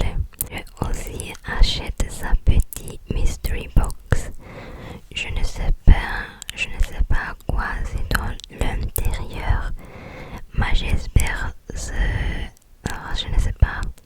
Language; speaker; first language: French; non-native, learner; English